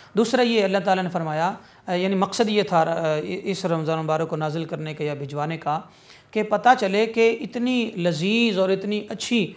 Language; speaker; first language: Urdu; non-native, local second language; Punjabi